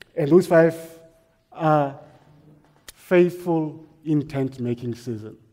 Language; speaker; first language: English; non-native, local second language; Northern Sotho